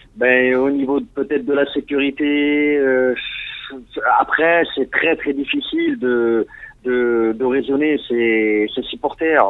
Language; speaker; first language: French; non-native, local second language; Arabic